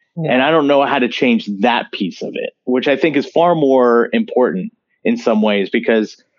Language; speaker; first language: English; native; English